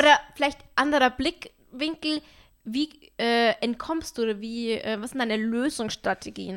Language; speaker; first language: German; native; German